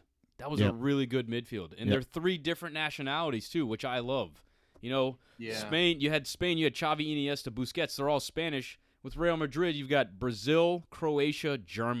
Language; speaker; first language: English; native; English